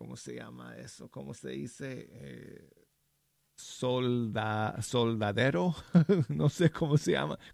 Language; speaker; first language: Spanish; non-native, fluent; English